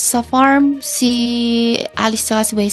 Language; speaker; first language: Filipino; non-native, learner; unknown